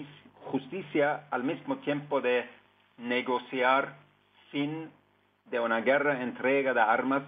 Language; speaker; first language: Spanish; non-native, fluent; Norwegian